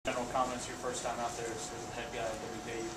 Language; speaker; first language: English; native; English